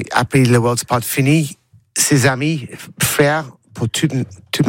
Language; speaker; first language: French; non-native, learner; English